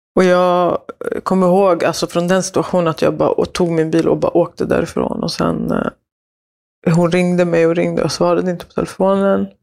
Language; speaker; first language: Swedish; early bilingual, other home language; Spanish